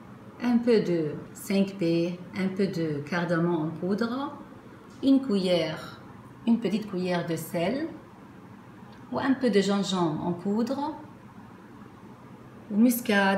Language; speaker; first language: French; non-native, fluent; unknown